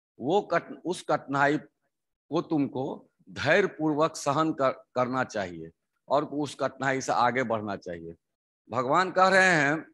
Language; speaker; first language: Hindi; native; Hindi